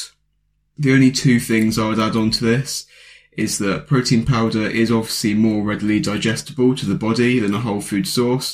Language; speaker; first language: English; native; English